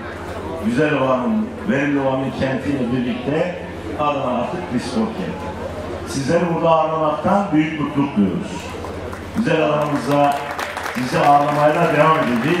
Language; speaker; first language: Turkish; native; Turkish